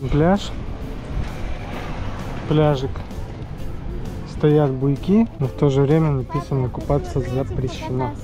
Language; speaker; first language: Russian; native; Russian